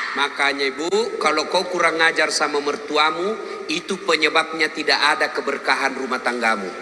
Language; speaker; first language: Indonesian; non-native, local second language; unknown